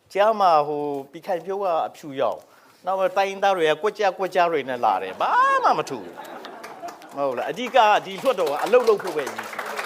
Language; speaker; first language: Burmese; non-native, local second language; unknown